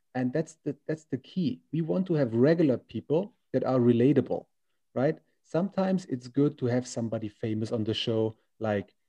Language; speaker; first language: English; non-native, fluent; German